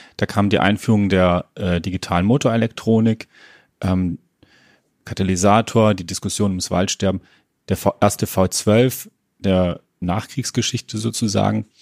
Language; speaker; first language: German; native; German